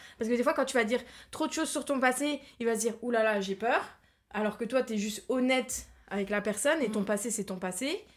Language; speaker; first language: French; native; French